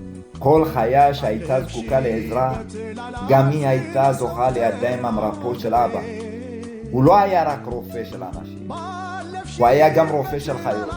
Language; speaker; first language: Hebrew; early bilingual, other home language; Amharic